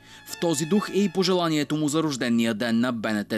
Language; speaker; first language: Bulgarian; native; Bulgarian